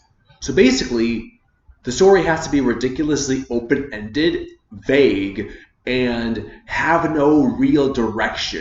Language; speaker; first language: English; native; English